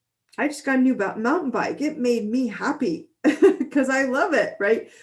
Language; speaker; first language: English; native; English